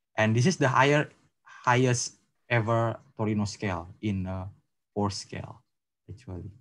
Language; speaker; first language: English; non-native, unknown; Indonesian